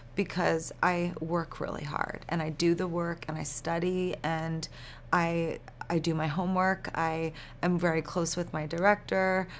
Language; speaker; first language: English; native; English